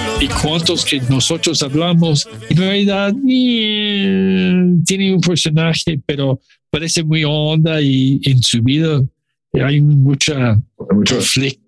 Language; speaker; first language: Spanish; non-native, learner; English